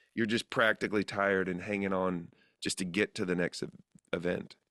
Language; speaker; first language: English; native; English